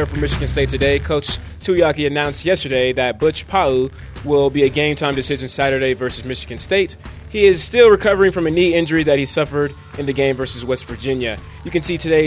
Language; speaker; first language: English; native; English